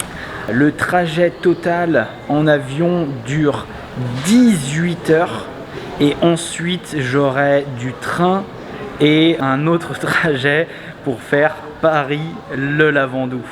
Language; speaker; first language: French; native; French